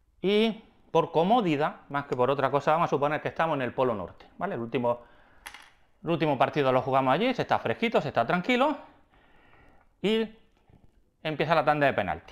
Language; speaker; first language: Spanish; native; Spanish